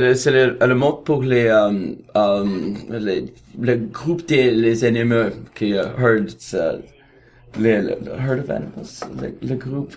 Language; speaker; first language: French; non-native, learner; Russian